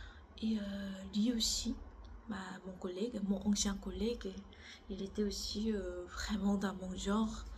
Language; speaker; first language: French; non-native, learner; Korean